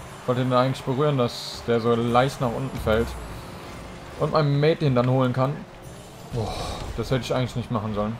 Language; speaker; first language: German; native; German